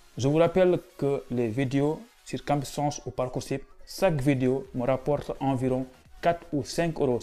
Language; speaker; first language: French; non-native, local second language; Wolof